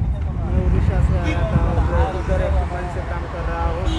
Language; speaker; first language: Hindi; non-native, local second language; Odia